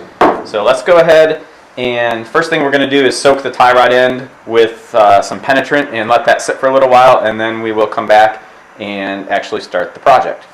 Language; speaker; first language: English; native; English